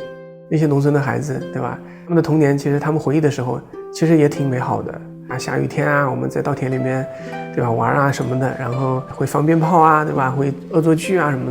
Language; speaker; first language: Chinese; native; Chinese